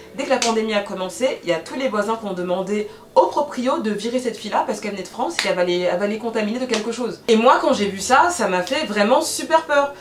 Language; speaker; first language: French; native; French